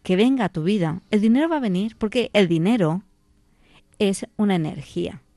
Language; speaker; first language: Spanish; non-native, local second language; Catalan